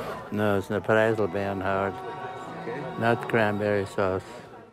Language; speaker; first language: English; non-native, fluent; German